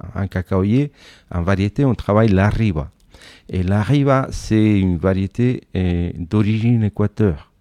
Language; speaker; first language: French; non-native, fluent; Spanish